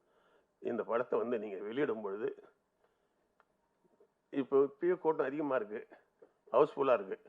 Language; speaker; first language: Tamil; native; Tamil